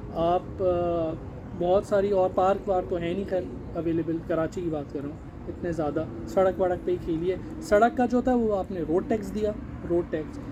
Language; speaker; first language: Urdu; native; Urdu